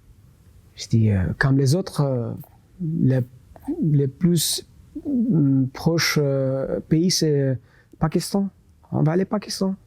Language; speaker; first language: French; non-native, local second language; Persian